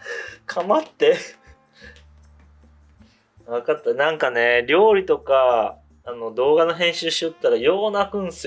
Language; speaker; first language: Japanese; native; Japanese